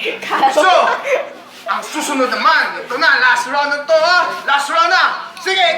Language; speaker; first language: Filipino; non-native, local second language; Cebuano